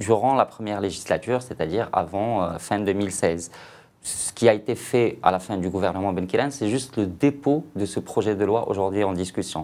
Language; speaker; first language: French; non-native, local second language; Arabic